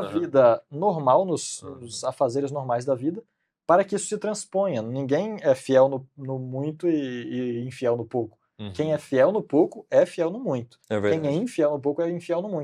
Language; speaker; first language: Portuguese; native; Portuguese